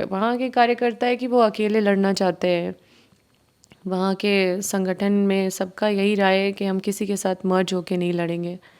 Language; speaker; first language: Hindi; native; Hindi